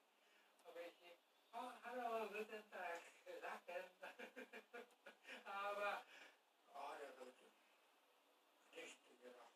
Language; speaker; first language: German; non-native, learner; Japanese